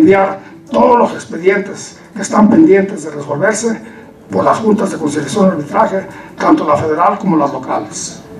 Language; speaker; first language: Spanish; native; Spanish